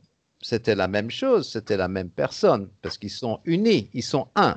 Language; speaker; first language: French; native; French